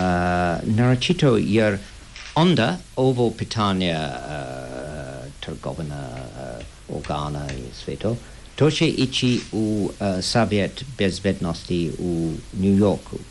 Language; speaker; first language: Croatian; non-native, fluent; English